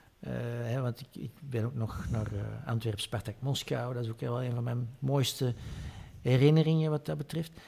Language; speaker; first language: Dutch; native; Dutch